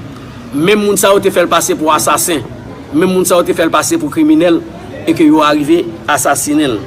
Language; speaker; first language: Haitian Creole; native; Haitian Creole